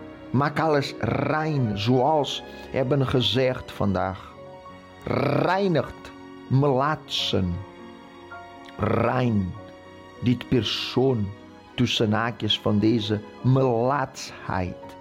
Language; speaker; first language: Dutch; non-native, fluent; Portuguese